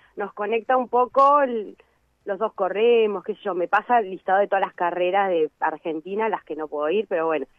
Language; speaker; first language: Spanish; native; Spanish